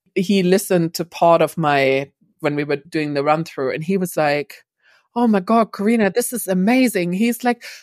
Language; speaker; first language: English; non-native, fluent; German